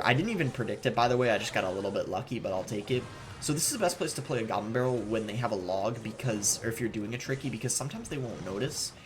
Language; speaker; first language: English; native; English